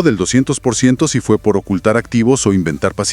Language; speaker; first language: Spanish; native; Spanish